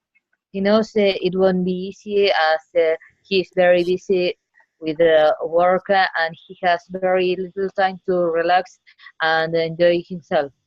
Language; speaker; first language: English; non-native, learner; Spanish